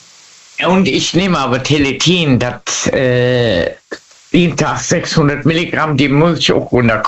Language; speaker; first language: German; native; German